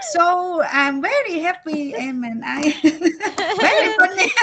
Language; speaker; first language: English; non-native, learner; Vietnamese